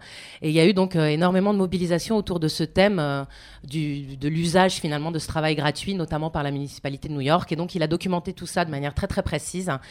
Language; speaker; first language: French; native; French